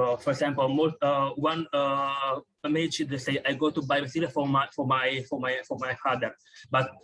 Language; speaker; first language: English; non-native, fluent; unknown